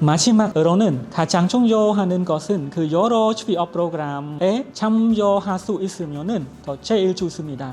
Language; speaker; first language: Korean; non-native, learner; Khmer